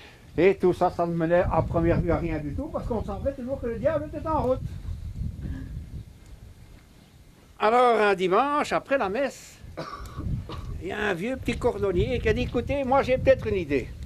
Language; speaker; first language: French; native; French